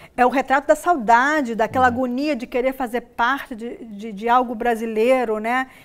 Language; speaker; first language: Portuguese; native; Portuguese